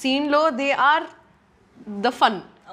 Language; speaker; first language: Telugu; non-native, local second language; Urdu